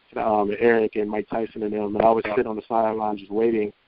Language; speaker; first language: English; native; English